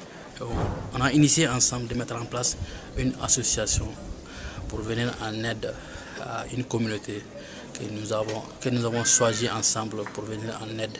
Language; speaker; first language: French; non-native, local second language; Bambara